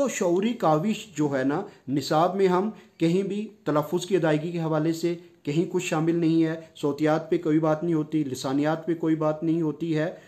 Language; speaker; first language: Urdu; non-native, local second language; Punjabi